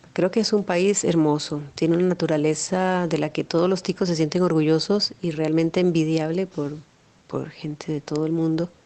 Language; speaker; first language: Spanish; native; Spanish